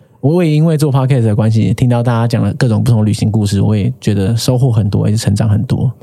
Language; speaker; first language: Chinese; native; Chinese